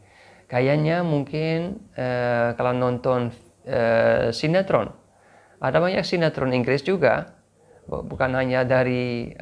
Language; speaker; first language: Indonesian; non-native, fluent; English